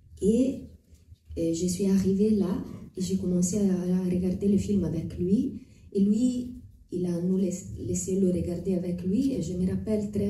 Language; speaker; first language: French; non-native, fluent; Italian